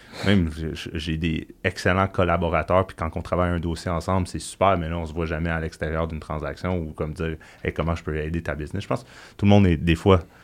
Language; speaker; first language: French; native; French